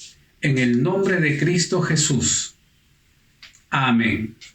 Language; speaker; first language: Spanish; native; Spanish